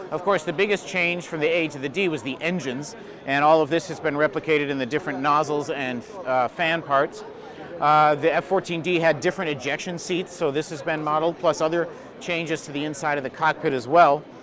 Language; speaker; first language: English; native; English